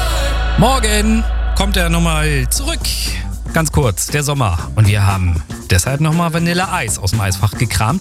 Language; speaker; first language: German; native; German